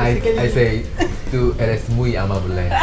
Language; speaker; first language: Spanish; non-native, learner; Korean